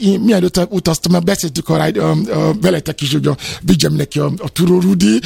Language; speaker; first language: Hungarian; non-native, fluent; Yoruba